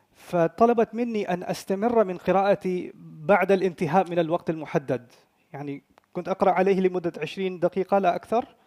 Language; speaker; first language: Arabic; non-native, fluent; Urdu